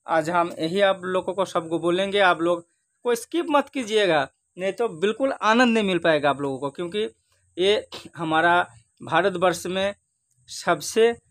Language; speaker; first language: Hindi; non-native, local second language; Bangla